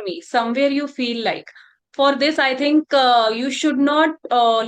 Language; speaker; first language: English; non-native, local second language; Hindi